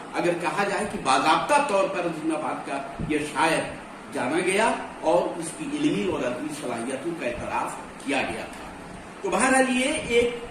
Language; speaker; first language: Urdu; native; Urdu